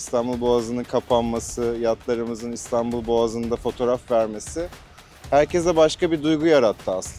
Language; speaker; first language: Turkish; native; Turkish